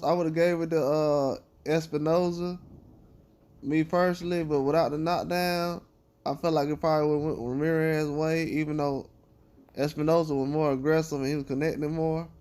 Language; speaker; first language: English; native; English